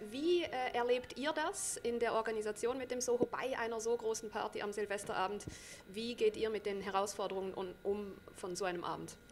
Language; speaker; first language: German; native; German